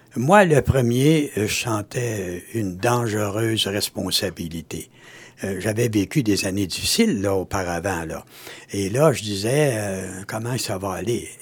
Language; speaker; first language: French; native; French